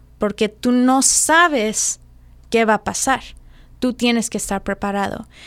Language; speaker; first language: Spanish; early bilingual, heritage; Spanish